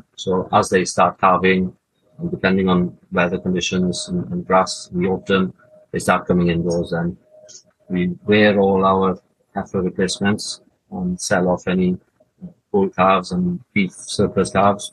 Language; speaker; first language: English; native; English